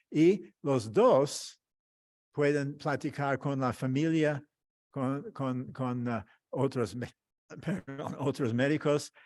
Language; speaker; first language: Spanish; non-native, fluent; English